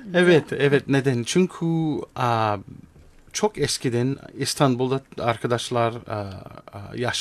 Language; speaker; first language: Turkish; non-native, learner; English